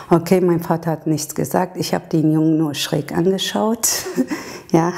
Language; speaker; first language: German; early bilingual, other home language; Turkish